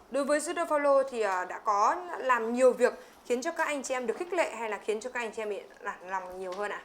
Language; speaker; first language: Vietnamese; native; Vietnamese